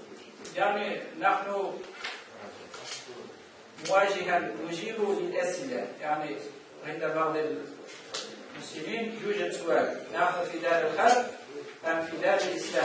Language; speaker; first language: Arabic; non-native, fluent; Tatar